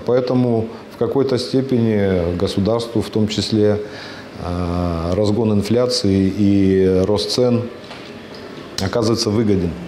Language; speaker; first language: Russian; native; Russian